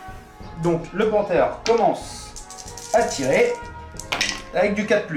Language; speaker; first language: French; native; French